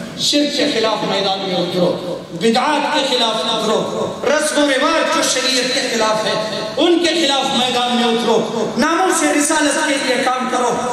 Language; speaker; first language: Urdu; non-native, local second language; Pashto